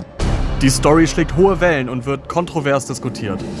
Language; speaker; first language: German; native; German